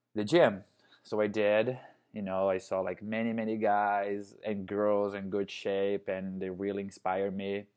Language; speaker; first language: English; non-native, fluent; Portuguese